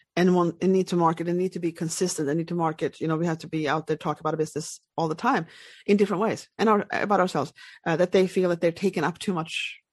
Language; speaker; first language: English; non-native, fluent; Swedish